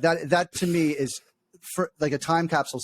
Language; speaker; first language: English; native; English